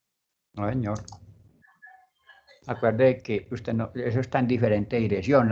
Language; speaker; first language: Spanish; native; Spanish